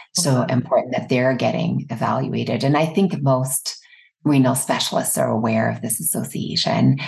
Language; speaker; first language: English; native; English